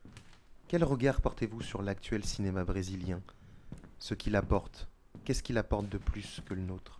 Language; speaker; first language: French; native; French